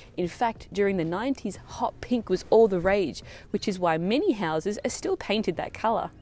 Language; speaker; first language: English; early bilingual, other home language; Italian